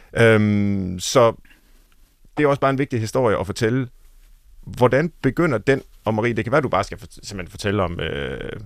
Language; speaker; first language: Danish; native; Danish